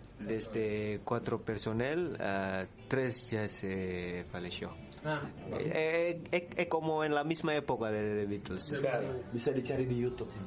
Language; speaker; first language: Spanish; non-native, learner; Indonesian